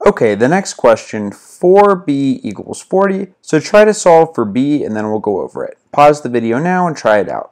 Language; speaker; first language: English; native; English